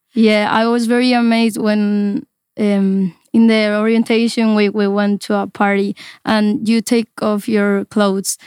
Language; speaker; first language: English; non-native, fluent; Spanish